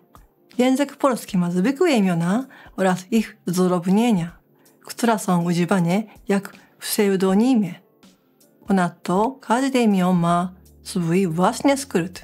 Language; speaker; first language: Polish; non-native, fluent; Japanese